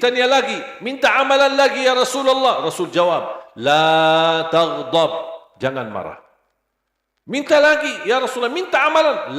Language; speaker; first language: Indonesian; non-native, fluent; Arabic